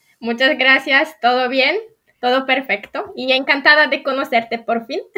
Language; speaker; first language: Spanish; non-native, fluent; Polish